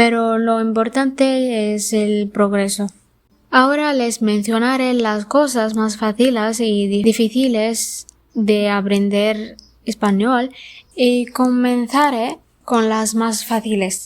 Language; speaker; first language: Spanish; non-native, learner; Arabic